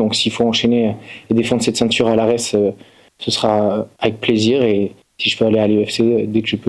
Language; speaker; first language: French; native; French